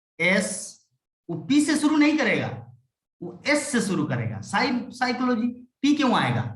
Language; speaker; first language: Hindi; non-native, local second language; Bangla